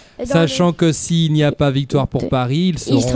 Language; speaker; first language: French; native; French